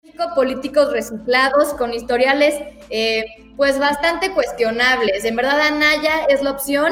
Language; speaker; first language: Spanish; native; Spanish